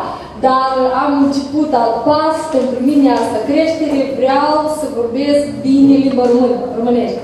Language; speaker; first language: Romanian; non-native, learner; Russian